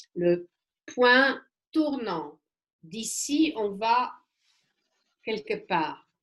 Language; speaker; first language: French; non-native, fluent; Polish